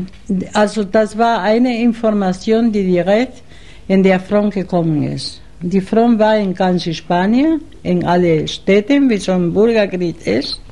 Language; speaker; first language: German; non-native, fluent; Spanish